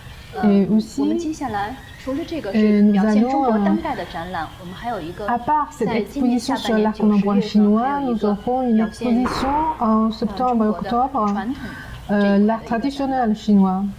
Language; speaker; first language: French; non-native, learner; Chinese